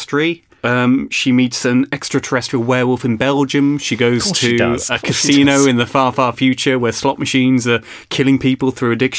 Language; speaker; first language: English; native; English